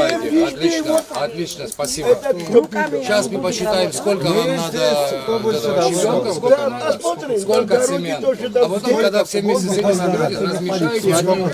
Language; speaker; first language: Russian; non-native, local second language; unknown